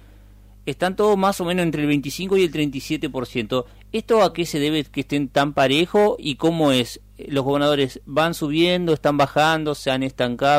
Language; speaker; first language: Spanish; native; Spanish